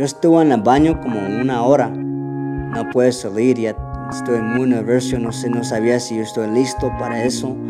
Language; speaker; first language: Spanish; early bilingual, heritage; Spanish